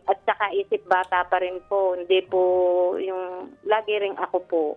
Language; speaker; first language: Filipino; native; Filipino